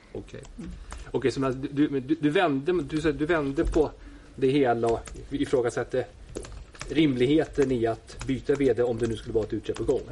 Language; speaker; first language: Swedish; native; Swedish